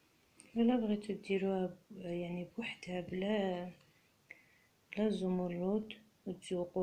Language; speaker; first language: Arabic; native; Arabic